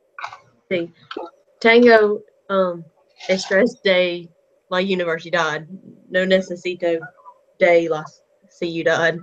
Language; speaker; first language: Spanish; non-native, learner; English